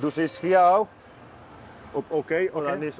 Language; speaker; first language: German; non-native, fluent; Spanish